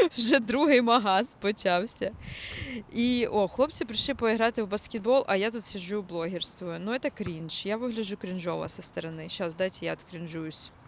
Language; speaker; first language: Ukrainian; non-native, local second language; Russian